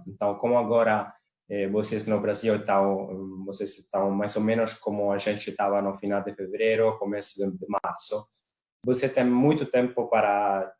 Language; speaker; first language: Portuguese; non-native, fluent; Italian